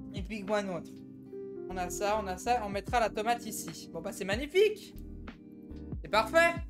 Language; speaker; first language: French; native; French